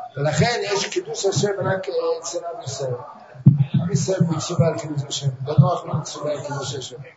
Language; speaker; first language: Hebrew; native; Hebrew